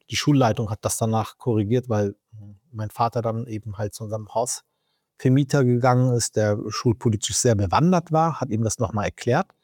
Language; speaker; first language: German; early bilingual, other home language; Turkish